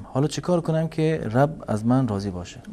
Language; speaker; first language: Persian; native; Persian